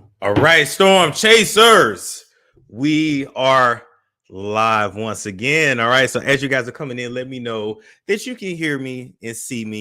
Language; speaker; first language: English; native; English